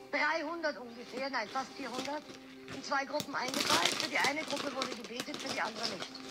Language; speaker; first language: German; native; German